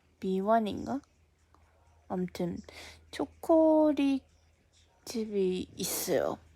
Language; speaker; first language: Korean; non-native, fluent; Japanese